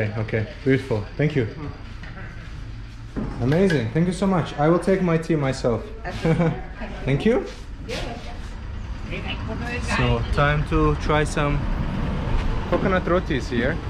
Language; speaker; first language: English; non-native, fluent; Azerbaijani